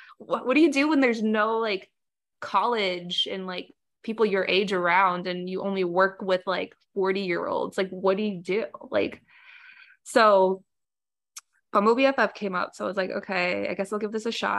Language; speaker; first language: English; native; English